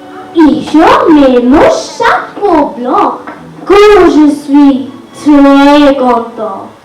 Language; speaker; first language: French; non-native, learner; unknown